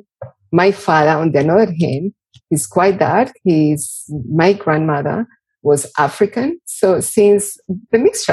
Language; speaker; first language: English; non-native, fluent; Spanish